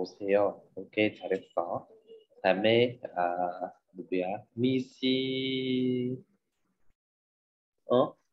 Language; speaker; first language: Korean; non-native, fluent; Vietnamese